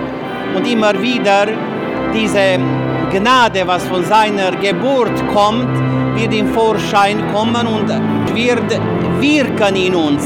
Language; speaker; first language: German; non-native, fluent; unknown